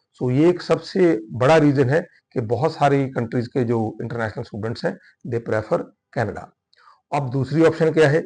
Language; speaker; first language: Hindi; non-native, local second language; Punjabi